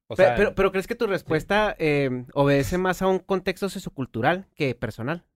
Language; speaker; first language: Spanish; native; Spanish